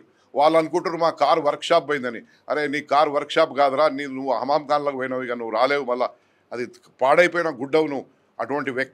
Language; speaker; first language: Telugu; native; Telugu